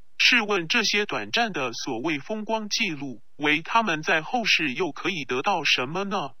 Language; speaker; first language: Chinese; non-native, local second language; Cantonese